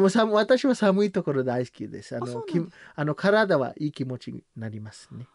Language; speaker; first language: Japanese; non-native, learner; Samoan